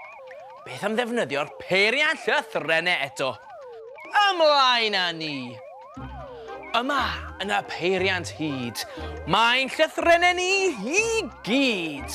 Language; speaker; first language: Welsh; native; Welsh